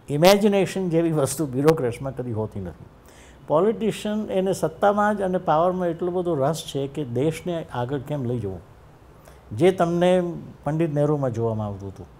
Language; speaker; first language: Gujarati; native; Gujarati